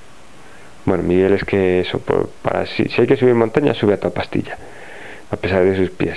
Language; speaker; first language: Spanish; native; Spanish